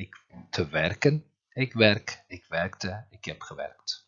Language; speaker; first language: Dutch; non-native, fluent; Turkish